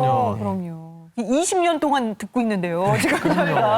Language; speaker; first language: Korean; native; Korean